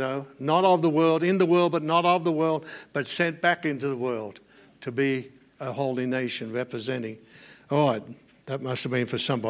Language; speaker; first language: English; native; English